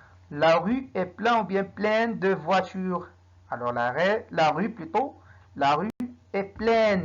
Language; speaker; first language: French; non-native, local second language; Arabic